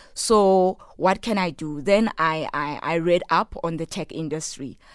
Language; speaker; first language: English; non-native, local second language; Tswana